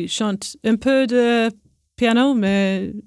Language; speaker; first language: French; non-native, learner; English